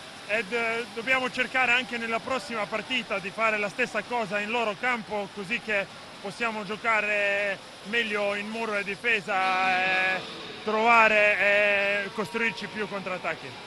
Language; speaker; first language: Italian; non-native, fluent; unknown